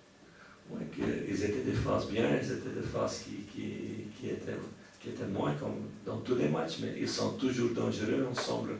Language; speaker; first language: French; non-native, local second language; Dutch